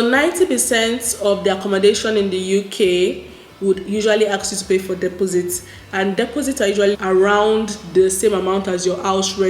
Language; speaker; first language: English; non-native, local second language; Yoruba